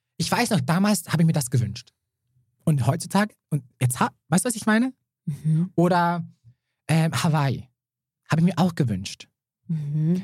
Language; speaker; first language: German; early bilingual, other home language; Serbian